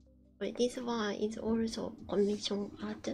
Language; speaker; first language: English; non-native, learner; Japanese